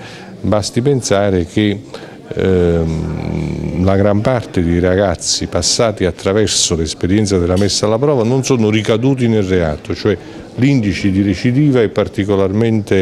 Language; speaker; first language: Italian; native; Italian